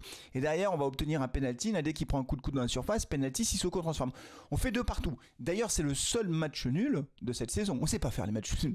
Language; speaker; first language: French; native; French